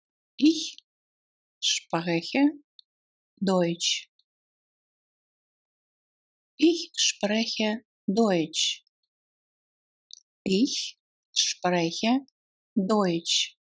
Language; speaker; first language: German; non-native, fluent; Russian